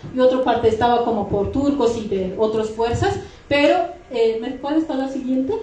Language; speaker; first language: Spanish; non-native, fluent; Kurdish